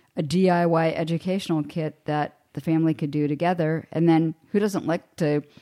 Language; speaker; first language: English; native; English